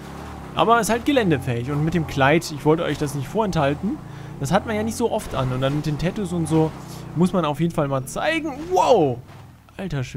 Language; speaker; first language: German; native; German